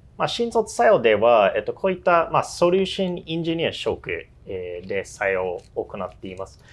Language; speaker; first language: Japanese; non-native, fluent; English